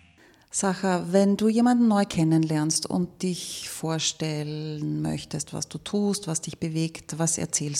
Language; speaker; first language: German; native; German